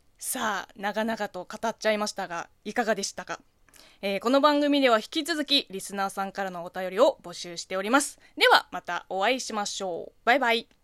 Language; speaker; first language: Japanese; non-native, fluent; Chinese